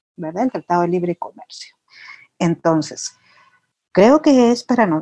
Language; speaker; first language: Spanish; native; Spanish